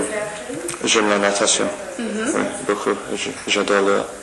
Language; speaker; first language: French; non-native, learner; English